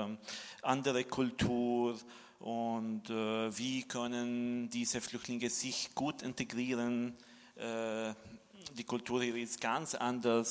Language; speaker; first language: German; non-native, fluent; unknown